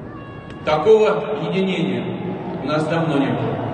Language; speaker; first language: Russian; native; Russian